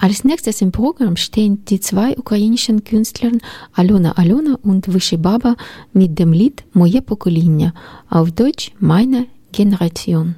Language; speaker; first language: German; non-native, learner; Ukrainian